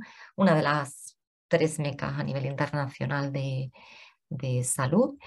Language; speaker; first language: Spanish; native; Spanish